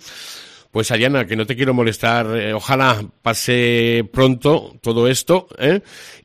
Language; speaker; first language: Spanish; native; Spanish